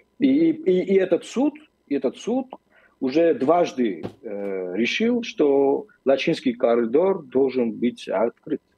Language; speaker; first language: Russian; non-native, local second language; Armenian